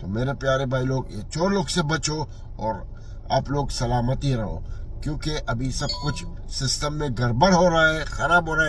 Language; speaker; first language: Hindi; non-native, fluent; Arabic